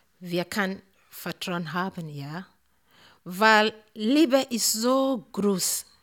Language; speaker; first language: German; non-native, learner; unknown